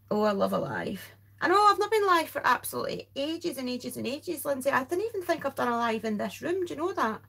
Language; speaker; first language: English; native; English